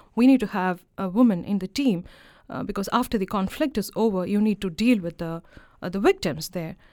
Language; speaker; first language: English; non-native, local second language; Malayalam